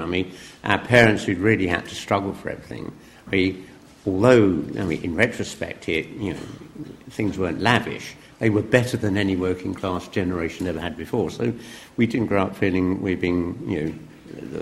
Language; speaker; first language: English; native; English